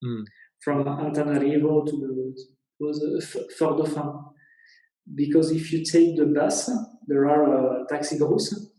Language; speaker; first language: English; non-native, learner; Italian